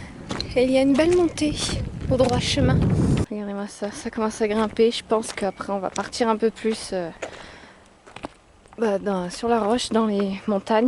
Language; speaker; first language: French; native; French